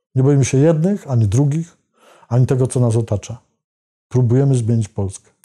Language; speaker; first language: Polish; native; Polish